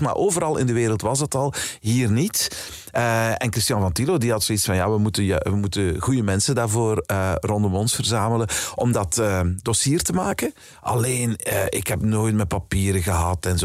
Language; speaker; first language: Dutch; native; Dutch